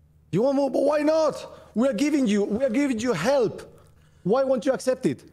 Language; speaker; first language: English; non-native, fluent; Spanish